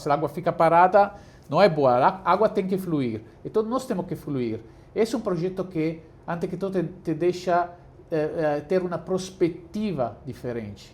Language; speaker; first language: Portuguese; non-native, fluent; Italian